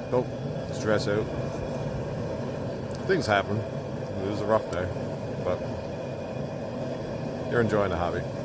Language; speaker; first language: English; native; English